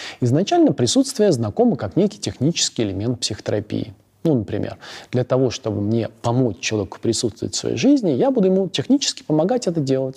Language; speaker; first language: Russian; native; Russian